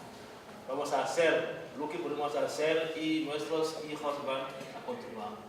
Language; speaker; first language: Spanish; non-native, fluent; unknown